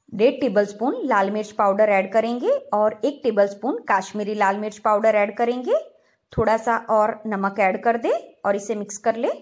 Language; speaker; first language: Hindi; non-native, local second language; Gujarati